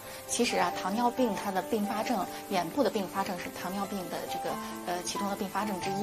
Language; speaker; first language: Chinese; native; Chinese